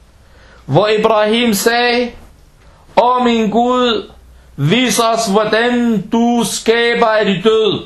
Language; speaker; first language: Danish; early bilingual, other home language; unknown